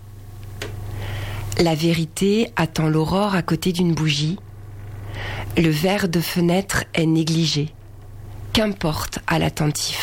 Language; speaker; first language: French; native; French